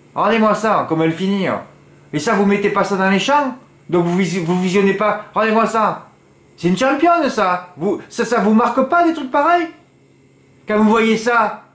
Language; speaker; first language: French; native; French